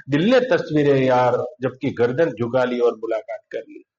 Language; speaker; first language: Hindi; non-native, local second language; Gujarati